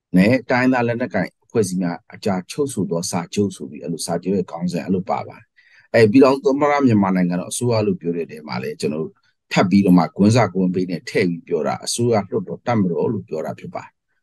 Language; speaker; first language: Burmese; non-native, local second language; Pa'o Karen